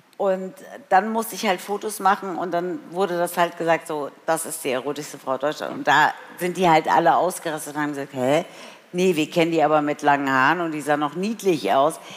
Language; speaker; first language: German; early bilingual, other home language; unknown